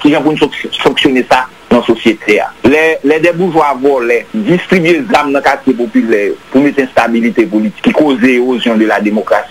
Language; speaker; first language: French; non-native, local second language; Haitian Creole